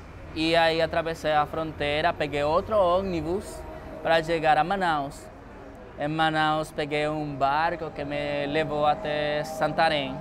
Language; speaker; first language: Portuguese; non-native, fluent; Spanish